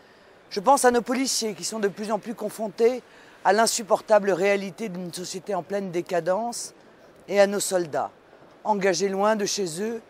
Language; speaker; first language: French; native; French